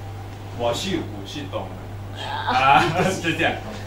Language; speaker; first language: Chinese; non-native, learner; Thai